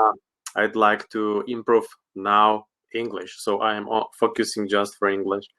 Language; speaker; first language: English; non-native, learner; Slovak